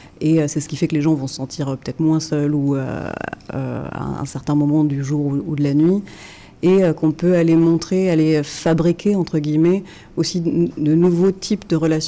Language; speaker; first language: French; native; French